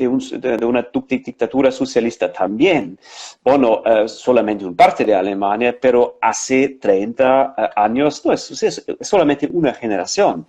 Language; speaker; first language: Spanish; non-native, fluent; German